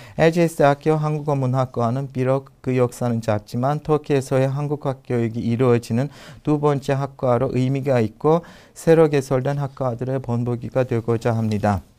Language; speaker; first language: Korean; non-native, fluent; Turkish